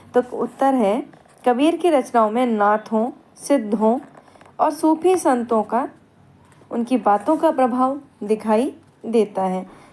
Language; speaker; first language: Hindi; native; Hindi